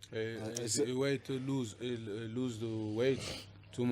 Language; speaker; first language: English; non-native, learner; French